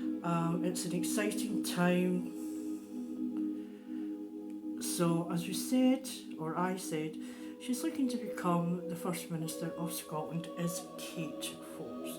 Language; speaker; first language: English; native; English